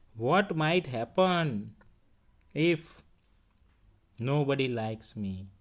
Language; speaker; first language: English; non-native, local second language; Hindi